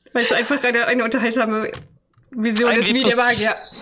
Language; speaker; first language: German; native; German